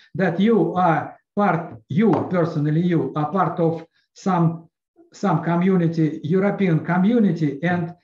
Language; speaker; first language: English; non-native, learner; Russian